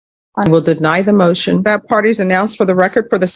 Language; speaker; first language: English; native; English